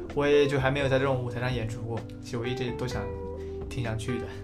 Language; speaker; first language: Chinese; non-native, local second language; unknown